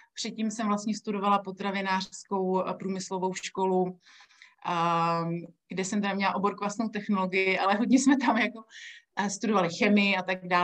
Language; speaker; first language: Czech; native; Czech